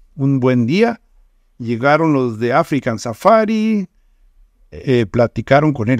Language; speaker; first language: Spanish; native; Spanish